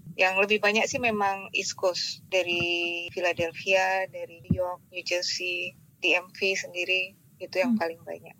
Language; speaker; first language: Indonesian; non-native, local second language; Javanese